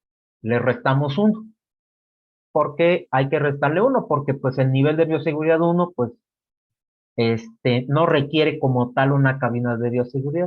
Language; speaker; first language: Spanish; native; Spanish